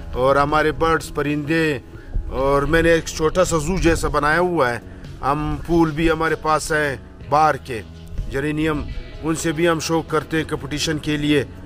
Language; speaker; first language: Urdu; non-native, local second language; Pashto